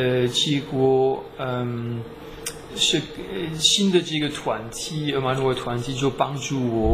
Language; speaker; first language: Chinese; non-native, fluent; French